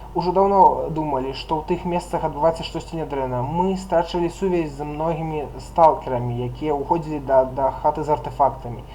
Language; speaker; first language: Belarusian; non-native, local second language; Russian